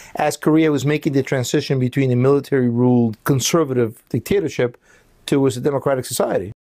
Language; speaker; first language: English; early bilingual, other home language; Spanish